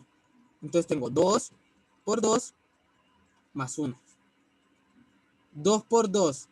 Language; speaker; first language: Spanish; native; Spanish